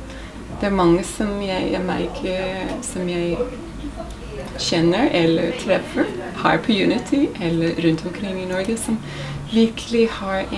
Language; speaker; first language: Norwegian; non-native, fluent; English